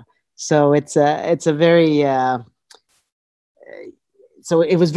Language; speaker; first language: English; native; English